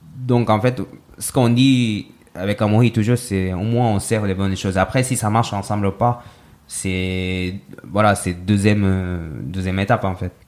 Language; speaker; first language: French; non-native, fluent; Japanese